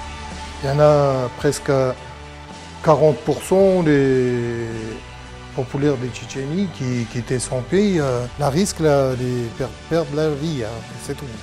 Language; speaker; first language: French; non-native, learner; Chechen